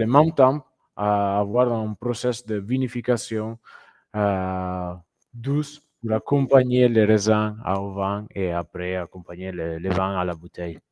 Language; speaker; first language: French; non-native, fluent; Italian